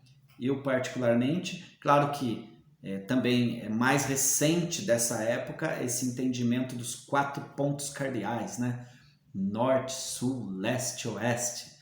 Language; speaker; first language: Portuguese; native; Portuguese